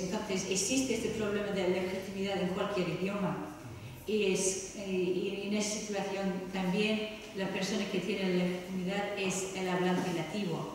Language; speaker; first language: Spanish; non-native, fluent; English